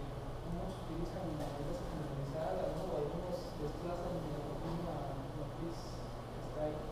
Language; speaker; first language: Spanish; native; Spanish